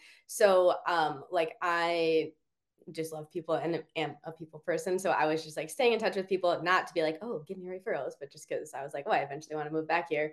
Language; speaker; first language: English; native; English